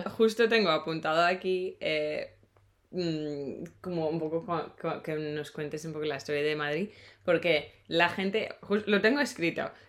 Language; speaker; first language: Spanish; non-native, fluent; English